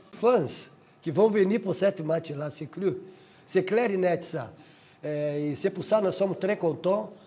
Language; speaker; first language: French; non-native, fluent; Portuguese